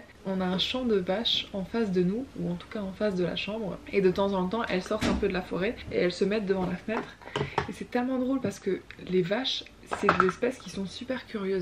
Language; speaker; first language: French; native; French